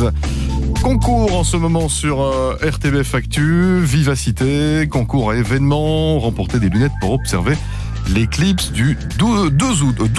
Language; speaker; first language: French; native; French